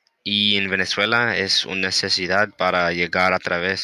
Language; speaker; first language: Spanish; non-native, learner; English